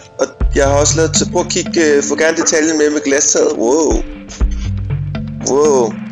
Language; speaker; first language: Danish; native; Danish